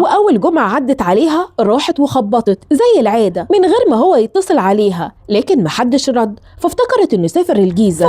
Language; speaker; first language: Arabic; native; Arabic